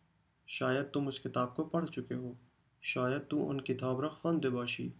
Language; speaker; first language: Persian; non-native, fluent; Urdu